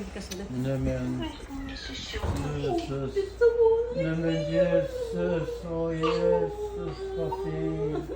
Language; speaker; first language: Swedish; native; Swedish